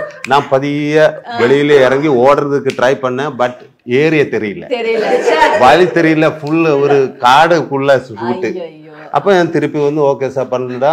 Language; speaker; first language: Tamil; non-native, learner; Malayalam